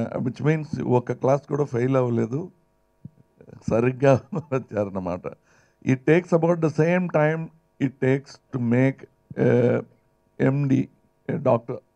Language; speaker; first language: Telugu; non-native, fluent; Tamil